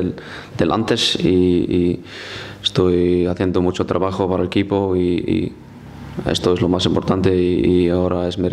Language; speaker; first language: Spanish; non-native, fluent; Icelandic